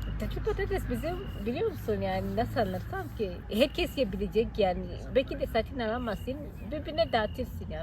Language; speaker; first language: Turkish; non-native, fluent; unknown